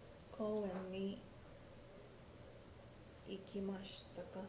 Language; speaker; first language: Japanese; non-native, learner; English